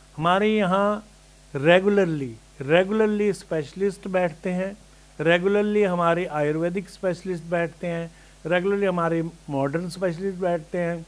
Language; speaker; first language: Hindi; native; Hindi